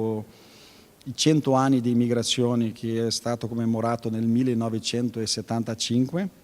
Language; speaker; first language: Italian; early bilingual, heritage; Venetian